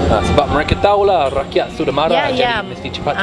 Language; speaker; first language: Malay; non-native, fluent; English